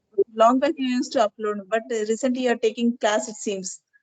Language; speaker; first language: English; non-native, learner; Telugu